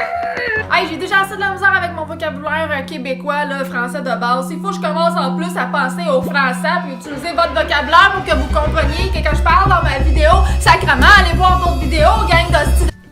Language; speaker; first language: French; native; French